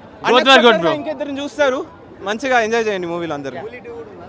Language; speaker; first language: Telugu; non-native, local second language; Tamil